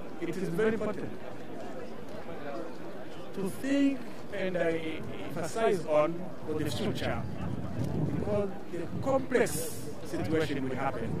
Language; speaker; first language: English; non-native, learner; Rundi